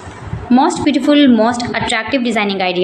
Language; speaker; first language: English; non-native, learner; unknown